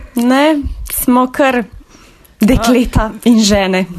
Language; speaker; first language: Slovenian; native; Slovenian